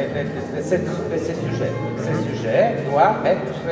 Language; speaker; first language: French; non-native, learner; Polish